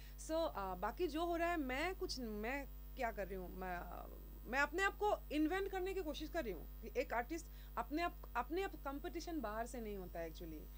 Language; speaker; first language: Hindi; non-native, local second language; Assamese